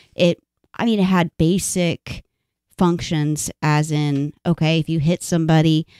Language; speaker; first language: English; native; English